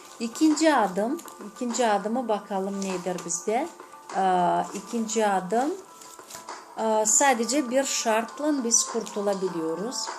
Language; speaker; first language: Turkish; non-native, fluent; Gagauz